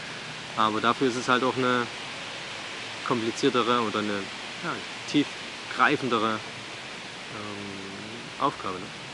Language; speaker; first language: German; native; German